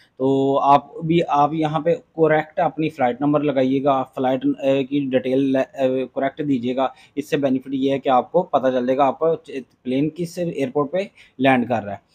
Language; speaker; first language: Urdu; non-native, local second language; Punjabi